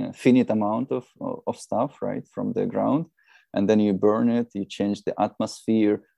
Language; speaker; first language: English; non-native, fluent; Russian